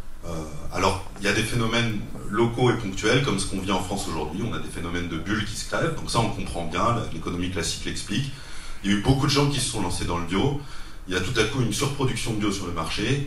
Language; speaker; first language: French; native; French